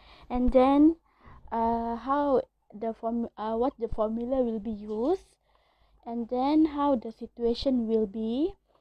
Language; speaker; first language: English; non-native, local second language; Malay